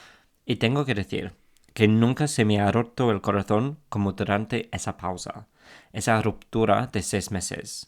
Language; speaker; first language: Spanish; non-native, fluent; English